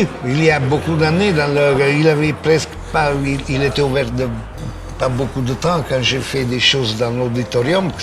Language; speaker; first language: French; non-native, fluent; Italian